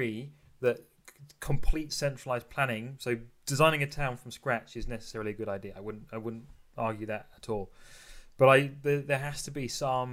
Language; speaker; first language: English; native; English